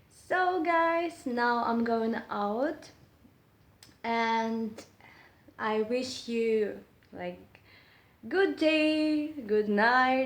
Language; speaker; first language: English; non-native, learner; Russian